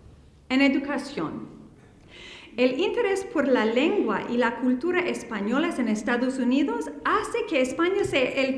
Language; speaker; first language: Spanish; non-native, fluent; English